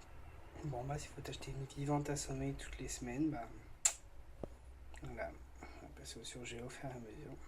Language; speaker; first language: French; native; French